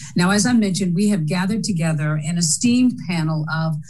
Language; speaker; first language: English; native; English